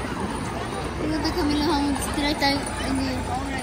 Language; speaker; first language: German; non-native, learner; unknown